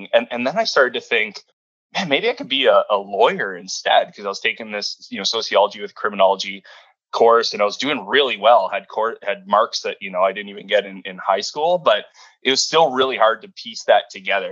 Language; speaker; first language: English; native; English